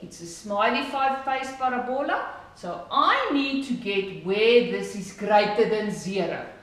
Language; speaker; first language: English; non-native, local second language; Afrikaans